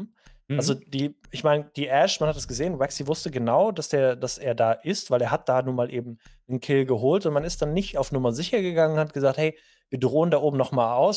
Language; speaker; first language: German; native; German